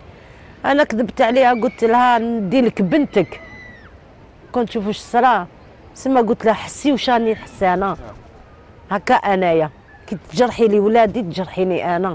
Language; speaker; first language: Arabic; native; Arabic